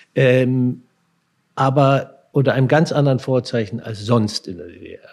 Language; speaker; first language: German; native; German